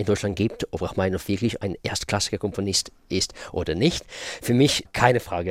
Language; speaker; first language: German; non-native, fluent; Russian